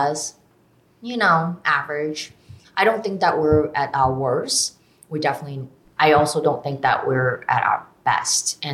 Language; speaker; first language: English; non-native, local second language; Cantonese